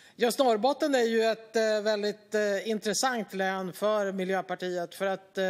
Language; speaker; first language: Swedish; native; Swedish